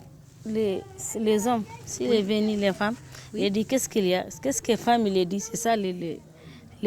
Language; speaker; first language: French; non-native, learner; Tamasheq